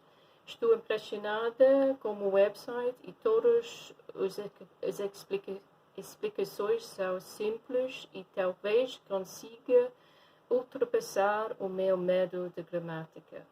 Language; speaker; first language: Portuguese; non-native, fluent; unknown